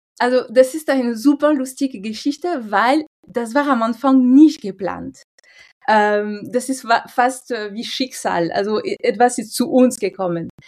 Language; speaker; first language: German; non-native, fluent; French